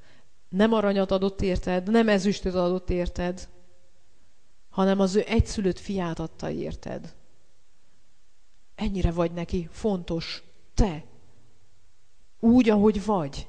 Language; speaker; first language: Hungarian; native; Hungarian